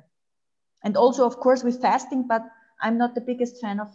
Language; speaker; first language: English; non-native, fluent; German